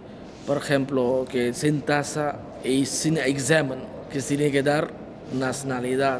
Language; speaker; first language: Spanish; non-native, learner; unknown